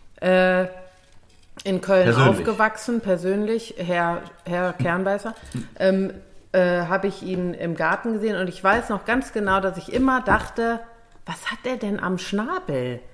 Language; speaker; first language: German; native; German